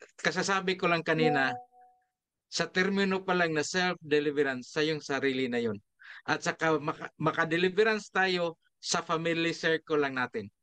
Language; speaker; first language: Filipino; non-native, local second language; Cebuano